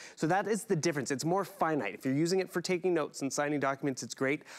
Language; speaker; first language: English; native; English